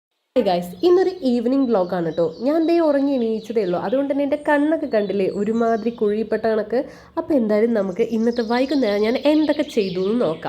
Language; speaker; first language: Malayalam; native; Malayalam